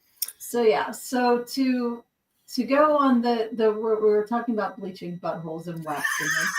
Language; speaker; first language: English; native; English